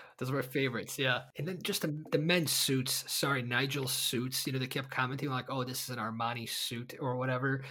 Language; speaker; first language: English; early bilingual, other home language; Bosnian